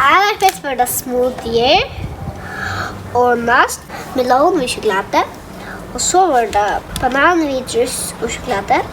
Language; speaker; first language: Norwegian; non-native, learner; Faroese